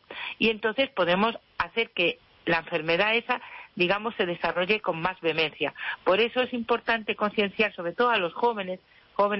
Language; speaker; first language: Spanish; native; Spanish